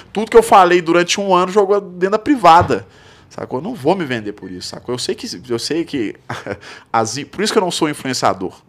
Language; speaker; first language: Portuguese; native; Portuguese